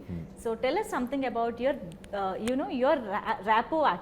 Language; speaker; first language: Telugu; native; Telugu